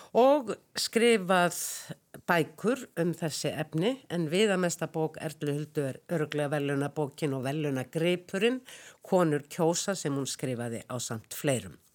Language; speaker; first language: Icelandic; native; Icelandic